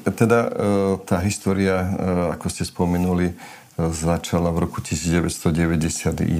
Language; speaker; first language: Slovak; non-native, local second language; Romany